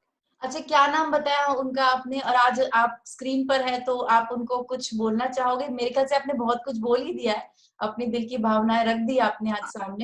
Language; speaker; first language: Hindi; native; Hindi